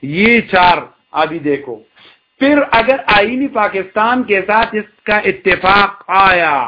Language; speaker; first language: Urdu; non-native, local second language; Pashto